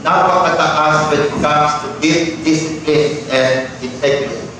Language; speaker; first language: English; non-native, local second language; Filipino